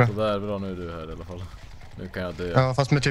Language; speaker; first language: Swedish; native; Swedish